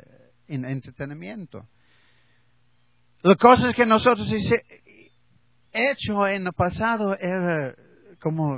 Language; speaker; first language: Spanish; non-native, learner; English